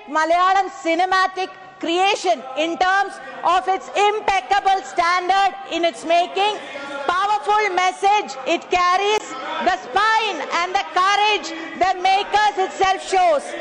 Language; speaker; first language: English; non-native, local second language; Malayalam